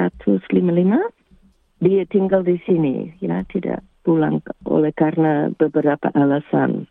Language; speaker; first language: Indonesian; early bilingual, heritage; English